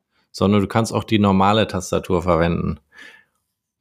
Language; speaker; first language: German; native; German